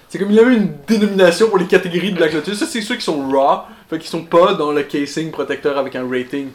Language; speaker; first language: French; native; French